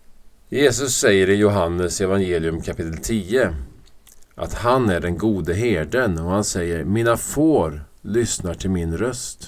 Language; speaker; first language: Swedish; native; Swedish